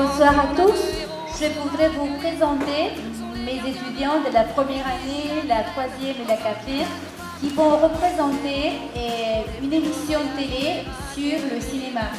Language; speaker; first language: French; non-native, fluent; Spanish